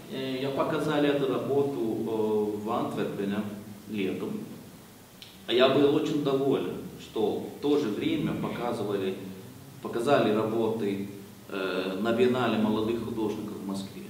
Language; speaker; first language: Russian; non-native, fluent; Swedish